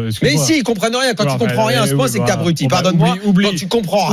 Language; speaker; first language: French; native; French